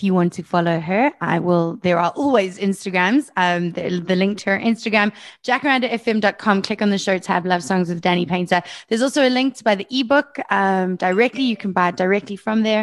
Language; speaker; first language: English; native; English